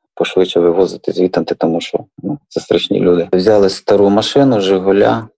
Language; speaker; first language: Ukrainian; native; Ukrainian